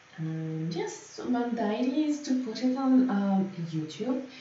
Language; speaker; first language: English; non-native, fluent; French